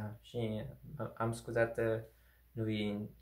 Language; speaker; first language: Romanian; non-native, learner; Korean